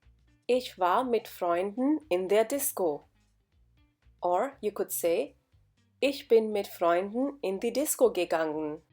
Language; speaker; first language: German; non-native, fluent; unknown